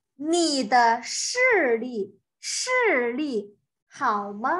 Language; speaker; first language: Chinese; non-native, fluent; English